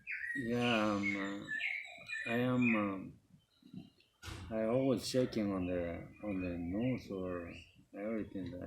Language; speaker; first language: English; non-native, learner; Spanish